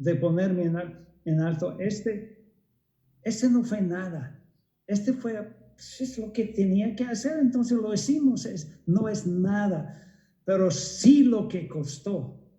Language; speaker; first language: Spanish; non-native, fluent; English